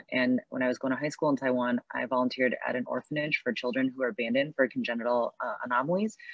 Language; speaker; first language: English; early bilingual, other home language; Chinese